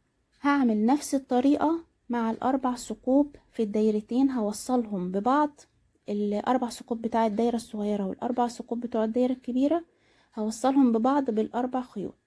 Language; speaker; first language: Arabic; native; Arabic